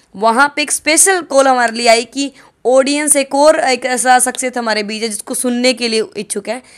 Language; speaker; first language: Hindi; native; Hindi